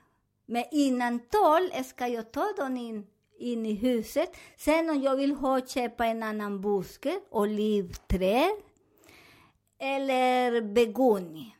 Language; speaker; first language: Swedish; non-native, learner; Spanish